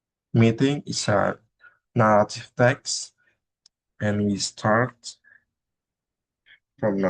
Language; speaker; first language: English; non-native, learner; Indonesian